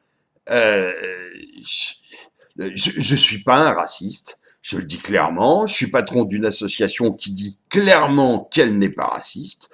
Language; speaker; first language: French; native; French